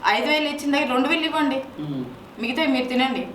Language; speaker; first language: Telugu; non-native, local second language; Odia